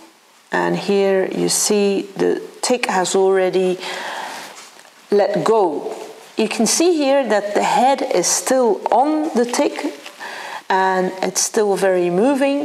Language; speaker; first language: English; non-native, fluent; Dutch